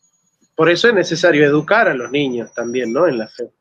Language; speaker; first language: Spanish; native; Spanish